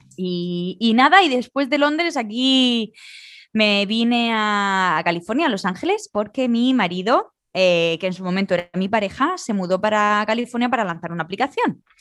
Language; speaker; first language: Spanish; native; Spanish